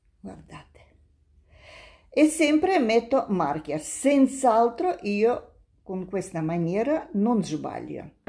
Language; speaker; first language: Italian; non-native, learner; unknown